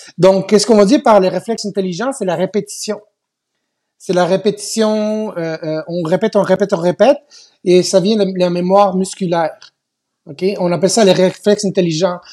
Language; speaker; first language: French; native; French